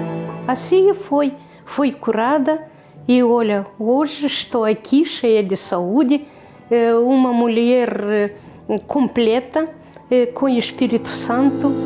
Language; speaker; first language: Portuguese; non-native, fluent; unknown